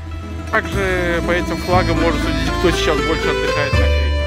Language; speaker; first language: Russian; native; Russian